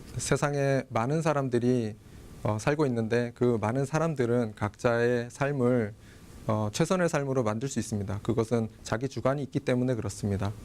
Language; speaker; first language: Korean; native; Korean